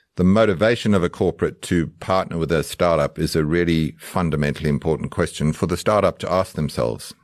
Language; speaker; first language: English; native; English